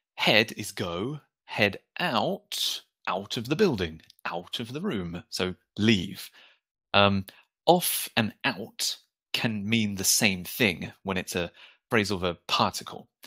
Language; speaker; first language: English; native; English